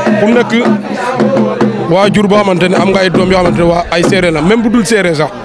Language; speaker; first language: Wolof; non-native, local second language; Serer